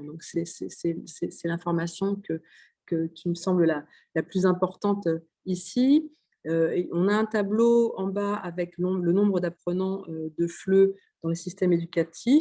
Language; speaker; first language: French; native; French